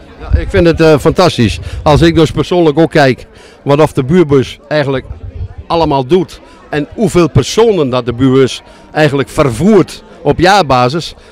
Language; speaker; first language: Dutch; native; Dutch